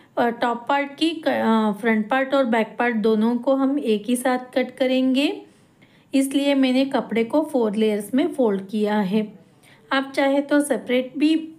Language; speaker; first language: Hindi; non-native, local second language; Kannada